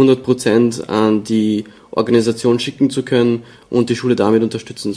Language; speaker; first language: German; native; German